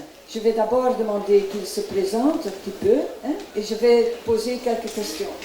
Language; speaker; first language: French; non-native, local second language; Dutch